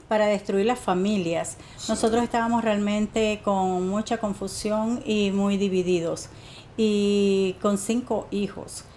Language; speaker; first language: Spanish; native; Spanish